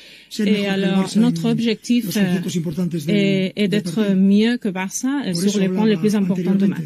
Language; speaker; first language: French; non-native, fluent; Spanish